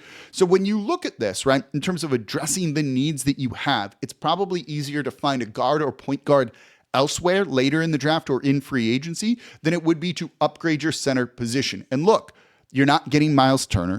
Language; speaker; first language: English; native; English